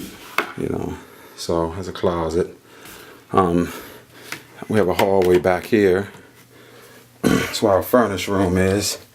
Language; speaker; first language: English; native; English